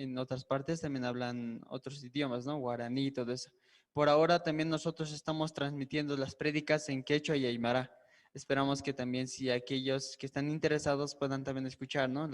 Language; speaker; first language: Spanish; native; Spanish